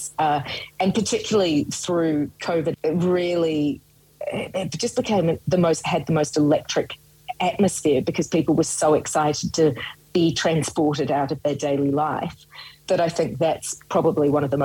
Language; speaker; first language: English; native; English